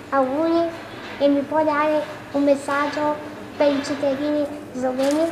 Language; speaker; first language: Italian; non-native, fluent; Slovenian